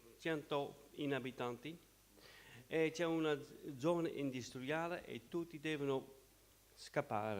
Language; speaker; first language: Italian; non-native, fluent; Dutch